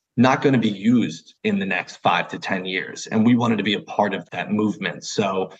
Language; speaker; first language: English; native; English